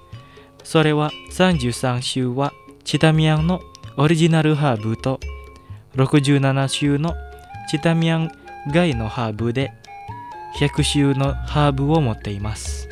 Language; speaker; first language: Japanese; non-native, fluent; Indonesian